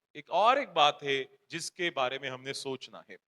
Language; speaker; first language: Hindi; non-native, local second language; Marathi